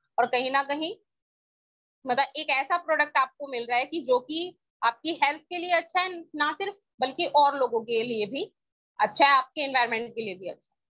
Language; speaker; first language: Hindi; native; Hindi